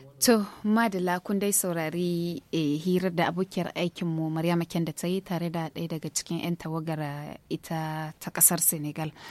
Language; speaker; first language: Hausa; native; Hausa